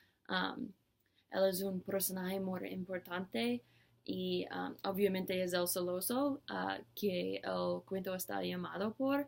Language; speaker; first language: Spanish; non-native, learner; English